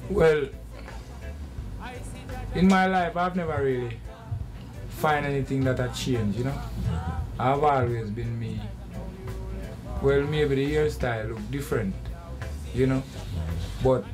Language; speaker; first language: English; non-native, local second language; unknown